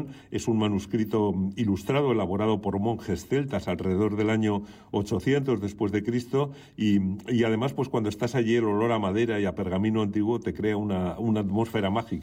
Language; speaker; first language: Spanish; native; Spanish